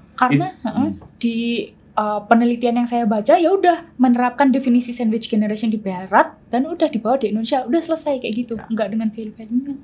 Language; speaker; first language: Indonesian; native; Indonesian